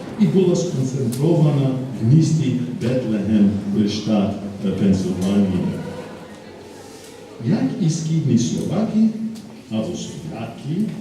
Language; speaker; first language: Ukrainian; non-native, fluent; English